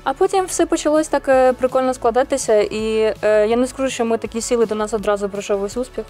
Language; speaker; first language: Ukrainian; native; Ukrainian